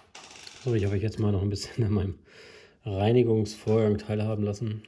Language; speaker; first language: German; native; German